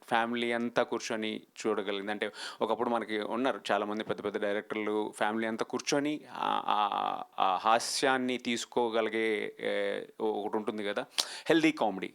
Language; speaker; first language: Telugu; native; Telugu